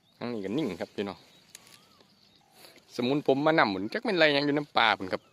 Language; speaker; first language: Thai; non-native, local second language; Northeastern Thai